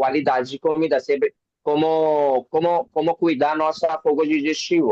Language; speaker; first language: Portuguese; non-native, learner; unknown